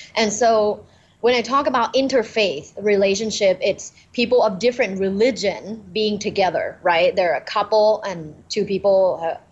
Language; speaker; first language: English; non-native, fluent; Thai